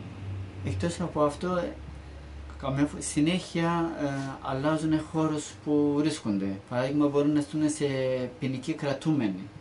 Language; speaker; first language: Greek; non-native, learner; Turkish